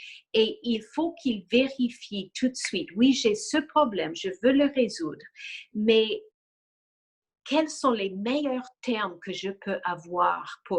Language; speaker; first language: French; non-native, fluent; English